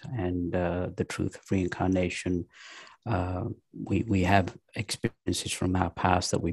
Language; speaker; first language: English; native; English